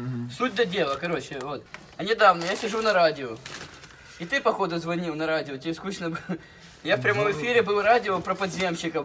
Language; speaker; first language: Russian; native; Russian